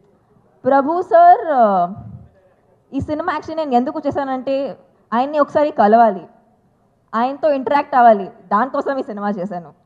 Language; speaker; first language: Telugu; non-native, fluent; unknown